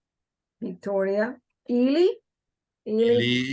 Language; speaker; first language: Russian; non-native, fluent; English